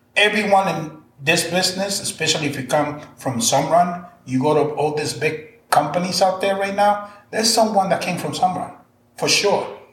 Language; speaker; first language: English; non-native, fluent; Spanish